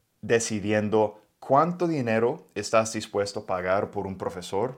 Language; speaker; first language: Spanish; non-native, fluent; English